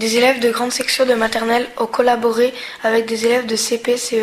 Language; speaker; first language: French; native; French